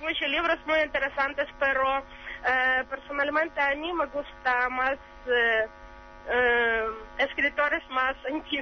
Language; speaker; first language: Spanish; non-native, learner; Ukrainian